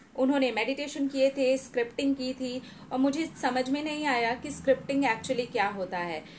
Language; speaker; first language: Hindi; native; Hindi